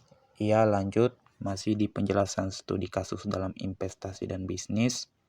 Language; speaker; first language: Indonesian; native; Indonesian